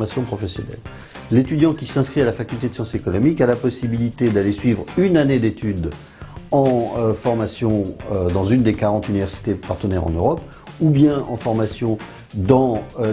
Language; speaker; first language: French; native; French